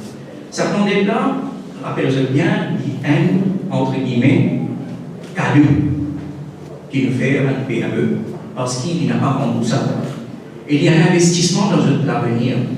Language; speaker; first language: French; non-native, local second language; Morisyen